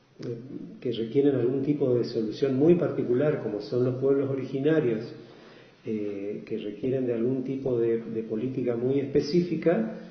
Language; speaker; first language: Spanish; native; Spanish